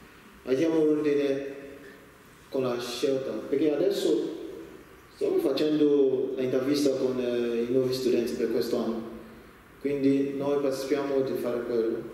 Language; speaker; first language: Italian; non-native, learner; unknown